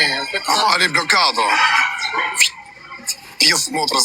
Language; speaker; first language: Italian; non-native, learner; Albanian